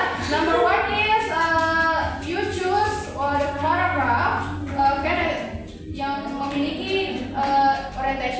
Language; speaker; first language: English; non-native, learner; Indonesian